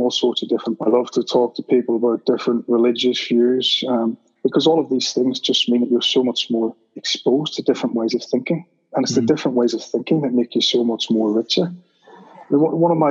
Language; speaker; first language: English; native; English